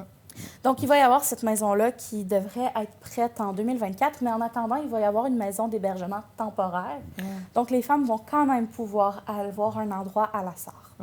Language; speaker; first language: French; native; French